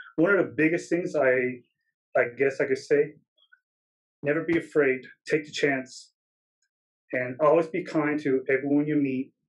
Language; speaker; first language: English; native; English